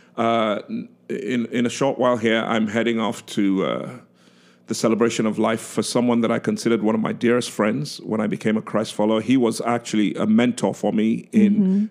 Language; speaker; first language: English; non-native, local second language; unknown